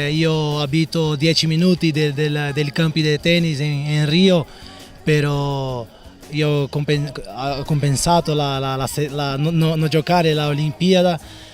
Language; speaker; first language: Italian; non-native, learner; Portuguese